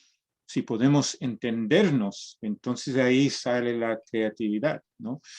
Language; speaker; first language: Spanish; early bilingual, heritage; Spanish